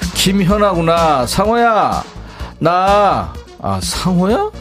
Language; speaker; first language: Korean; native; Korean